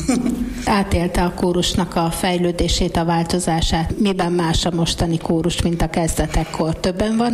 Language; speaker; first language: Hungarian; native; Hungarian